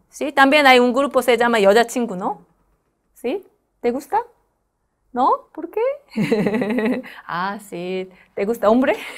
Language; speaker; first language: Spanish; non-native, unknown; Korean